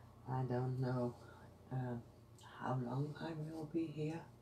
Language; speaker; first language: English; non-native, fluent; Dutch